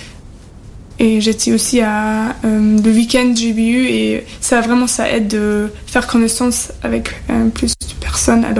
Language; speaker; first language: French; non-native, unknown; German